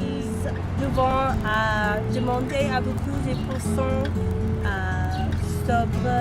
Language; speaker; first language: French; non-native, learner; English